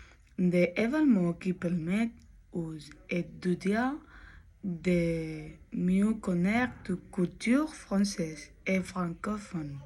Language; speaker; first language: French; non-native, learner; Spanish